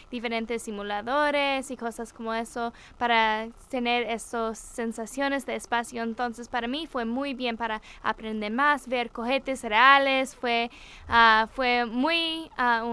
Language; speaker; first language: Spanish; non-native, learner; English